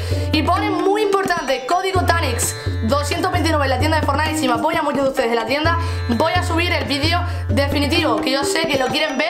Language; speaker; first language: Spanish; native; Spanish